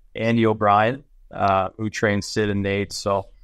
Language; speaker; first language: English; native; English